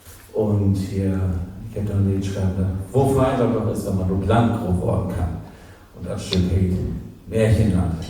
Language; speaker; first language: German; native; German